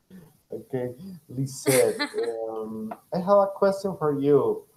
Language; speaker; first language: English; non-native, fluent; Spanish